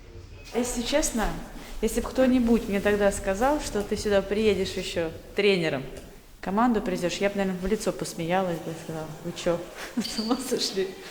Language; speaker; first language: Russian; native; Russian